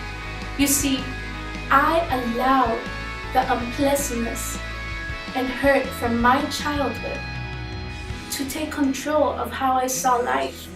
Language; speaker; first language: English; early bilingual, other home language; Spanish